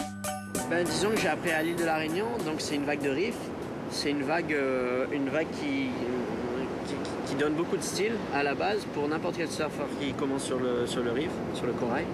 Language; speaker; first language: French; native; French